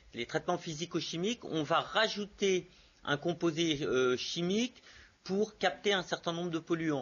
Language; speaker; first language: French; native; French